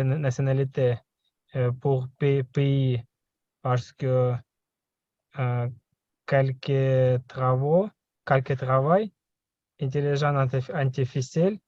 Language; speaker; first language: French; non-native, learner; Russian